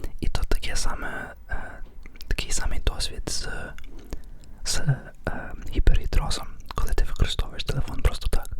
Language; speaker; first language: Ukrainian; early bilingual, heritage; Ukrainian